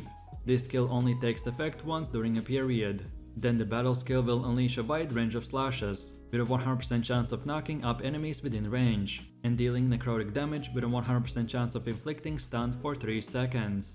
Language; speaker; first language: English; non-native, fluent; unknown